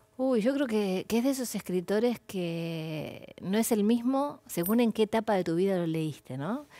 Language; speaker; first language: Spanish; native; Spanish